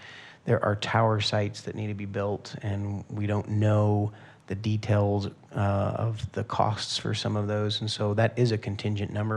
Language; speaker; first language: English; native; English